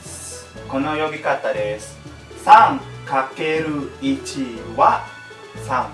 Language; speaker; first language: Japanese; non-native, learner; Indonesian